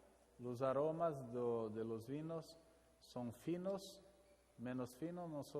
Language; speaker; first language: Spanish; non-native, learner; Portuguese